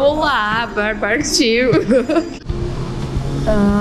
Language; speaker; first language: Portuguese; native; Portuguese